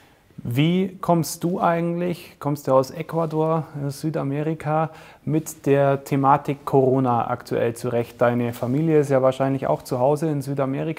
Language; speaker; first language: German; native; German